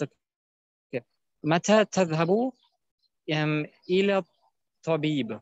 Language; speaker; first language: Arabic; non-native, learner; German